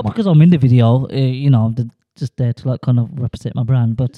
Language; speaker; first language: English; native; English